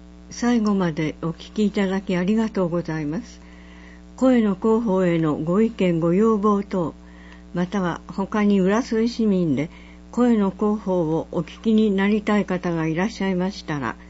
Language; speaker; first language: Japanese; native; Japanese